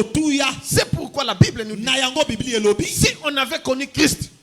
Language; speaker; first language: French; non-native, local second language; Lingala